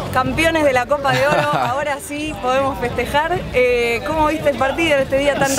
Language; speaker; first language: Spanish; native; Spanish